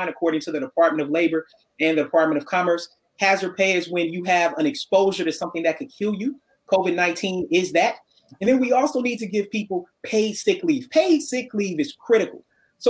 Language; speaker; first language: English; native; English